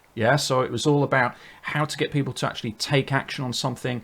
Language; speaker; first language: English; native; English